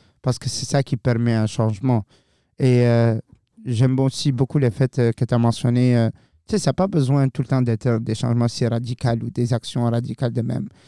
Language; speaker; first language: French; non-native, fluent; Arabic